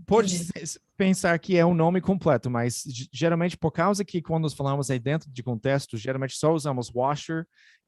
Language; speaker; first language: Portuguese; non-native, fluent; English